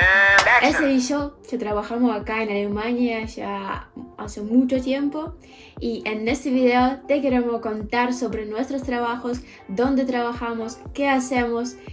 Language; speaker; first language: Spanish; non-native, fluent; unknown